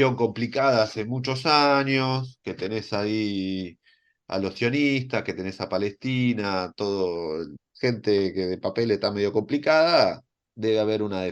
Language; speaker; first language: Spanish; native; Spanish